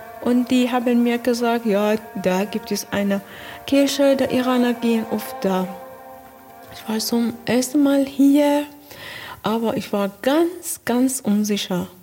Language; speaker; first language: German; non-native, learner; Persian